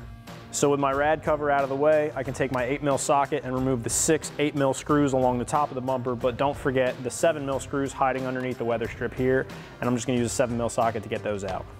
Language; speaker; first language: English; native; English